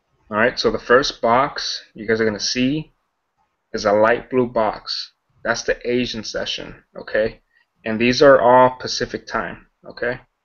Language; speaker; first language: English; early bilingual, other home language; Spanish